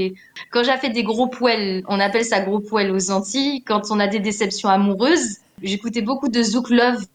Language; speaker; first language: French; native; French